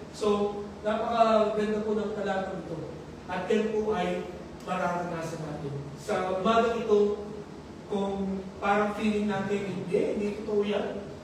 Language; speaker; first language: Filipino; native; Filipino